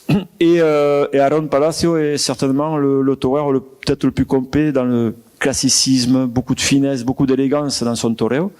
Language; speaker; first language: French; native; French